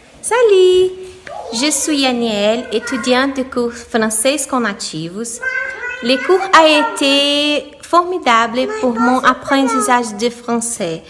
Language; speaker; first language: French; non-native, learner; Portuguese